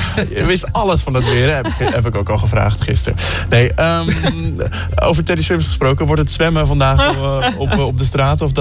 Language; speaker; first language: Dutch; native; Dutch